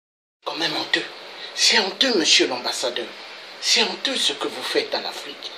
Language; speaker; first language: French; non-native, local second language; Kongo